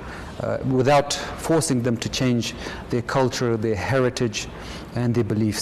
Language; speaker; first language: English; non-native, fluent; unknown